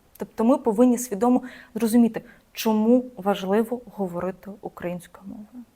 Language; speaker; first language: Ukrainian; non-native, local second language; Russian